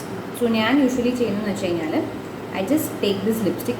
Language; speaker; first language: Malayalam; native; Malayalam